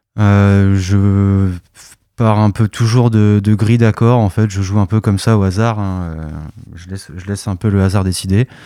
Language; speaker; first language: French; native; French